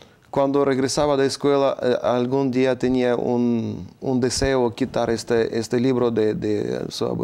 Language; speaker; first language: Spanish; non-native, fluent; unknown